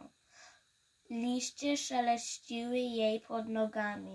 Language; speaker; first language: Polish; early bilingual, heritage; Polish